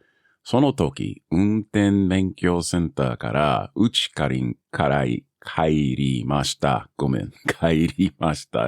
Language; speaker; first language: Japanese; non-native, learner; English